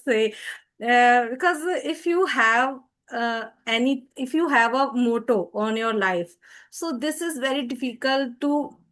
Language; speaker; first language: English; non-native, learner; Hindi